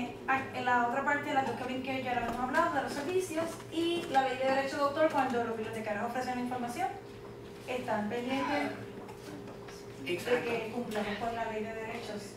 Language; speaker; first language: Spanish; native; Spanish